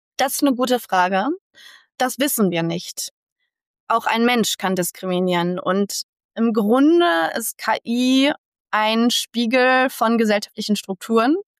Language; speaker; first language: German; native; German